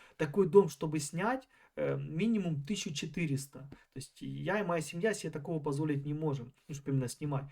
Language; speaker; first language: Russian; native; Russian